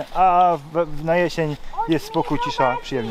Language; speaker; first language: Polish; native; Polish